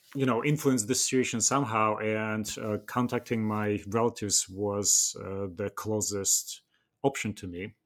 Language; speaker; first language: English; non-native, fluent; Russian